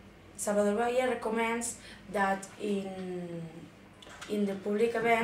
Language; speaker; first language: English; non-native, learner; Spanish